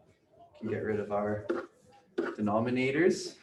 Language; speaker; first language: English; native; English